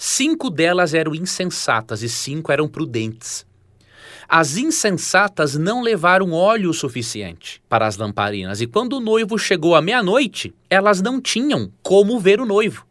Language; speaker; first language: Portuguese; native; Portuguese